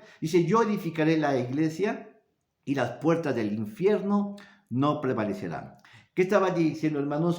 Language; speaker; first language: Spanish; native; Spanish